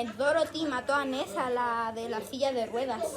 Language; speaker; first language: Spanish; native; Spanish